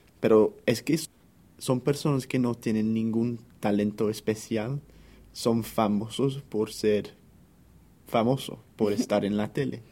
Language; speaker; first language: Spanish; non-native, fluent; English